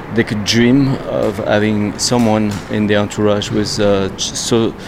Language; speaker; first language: English; non-native, fluent; French